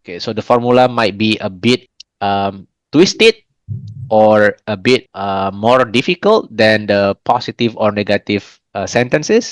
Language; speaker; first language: English; non-native, fluent; Indonesian